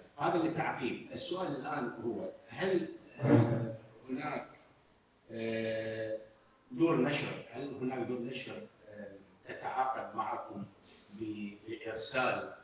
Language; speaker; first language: Arabic; native; Arabic